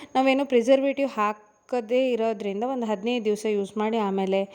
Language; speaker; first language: Kannada; non-native, local second language; Tulu